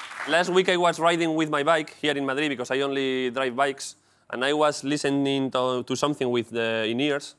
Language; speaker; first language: English; non-native, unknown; Spanish